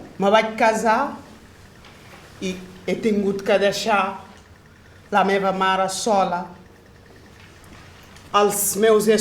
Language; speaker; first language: Catalan; non-native, fluent; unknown